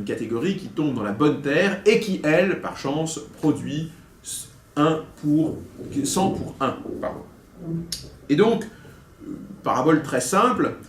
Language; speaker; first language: French; native; French